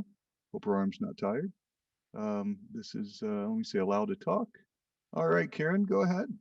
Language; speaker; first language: English; native; English